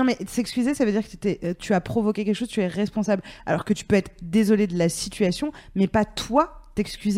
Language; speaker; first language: French; native; French